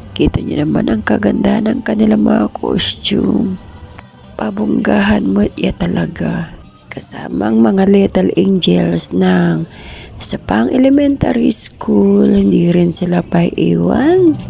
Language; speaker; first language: Filipino; non-native, local second language; Pangasinan